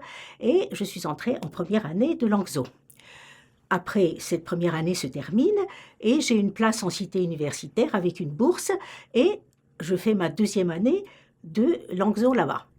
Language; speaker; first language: French; native; French